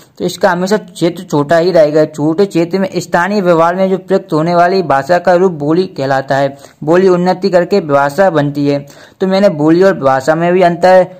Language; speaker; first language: Hindi; native; Hindi